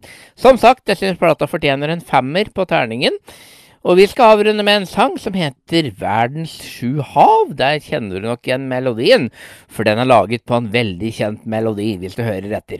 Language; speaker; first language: Norwegian; native; Norwegian